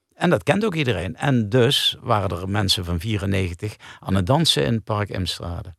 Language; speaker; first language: Dutch; native; Dutch